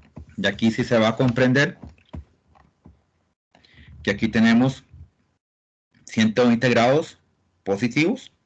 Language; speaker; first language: Spanish; native; Spanish